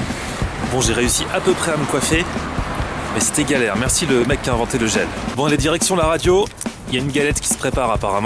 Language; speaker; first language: French; native; French